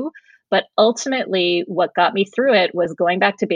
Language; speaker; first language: English; native; English